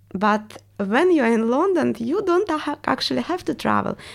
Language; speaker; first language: English; non-native, fluent; Estonian